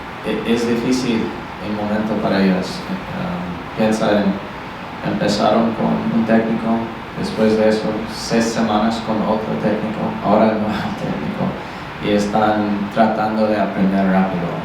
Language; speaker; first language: Spanish; non-native, learner; English